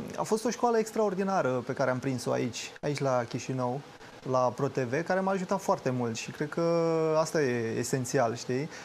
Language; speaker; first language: Romanian; native; Romanian